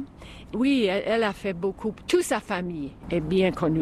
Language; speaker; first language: French; non-native, fluent; English